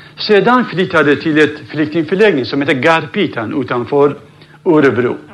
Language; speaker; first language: Swedish; non-native, fluent; Central Kurdish